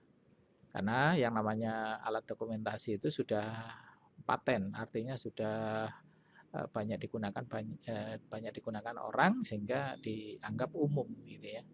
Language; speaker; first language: Indonesian; native; Indonesian